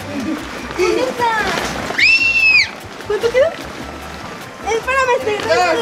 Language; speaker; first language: Spanish; native; Spanish